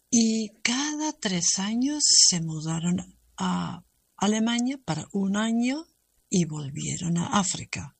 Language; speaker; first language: Spanish; non-native, learner; German